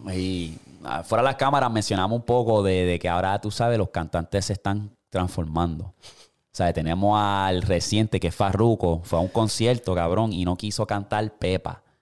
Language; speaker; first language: Spanish; native; Spanish